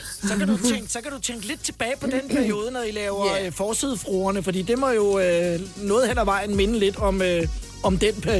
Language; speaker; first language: Danish; native; Danish